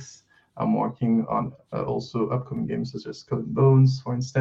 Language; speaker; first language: English; non-native, fluent; French